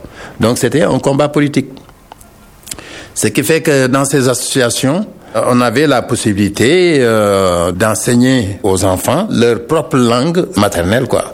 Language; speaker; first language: French; non-native, local second language; Wolof